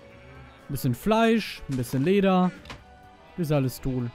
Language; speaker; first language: German; native; German